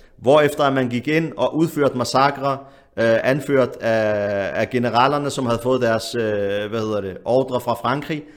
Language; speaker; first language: Danish; early bilingual, other home language; Arabic